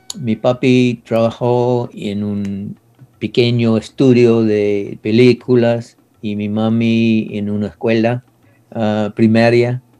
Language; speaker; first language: Spanish; non-native, learner; English